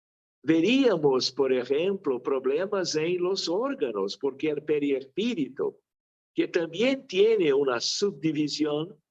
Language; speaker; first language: Spanish; non-native, fluent; Portuguese